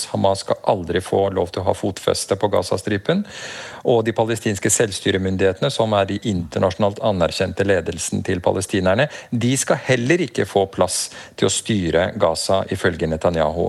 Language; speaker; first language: Norwegian; native; Norwegian